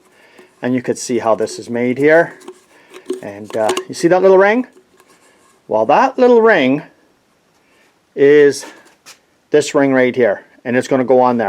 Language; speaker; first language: English; native; English